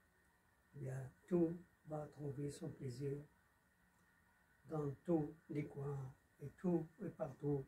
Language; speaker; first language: French; non-native, learner; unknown